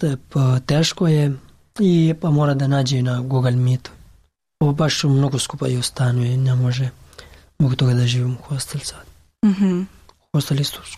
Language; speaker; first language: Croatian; non-native, learner; Pashto